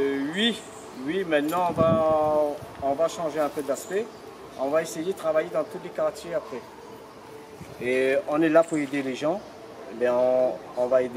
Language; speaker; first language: French; non-native, local second language; Réunion Creole French